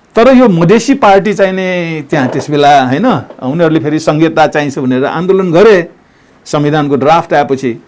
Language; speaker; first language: Nepali; non-native, local second language; Newari